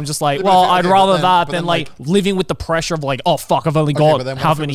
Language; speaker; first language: English; native; English